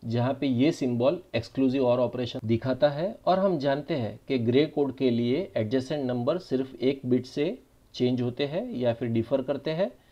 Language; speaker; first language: Hindi; non-native, local second language; Gujarati